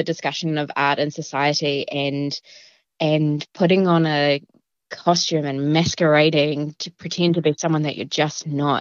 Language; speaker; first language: English; native; English